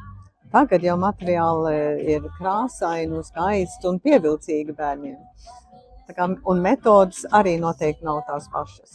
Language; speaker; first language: Latvian; early bilingual, heritage; Latvian